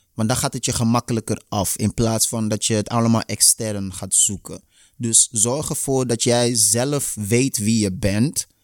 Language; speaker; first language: Dutch; early bilingual, other home language; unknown